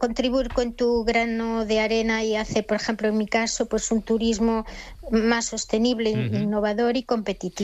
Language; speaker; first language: Spanish; native; Spanish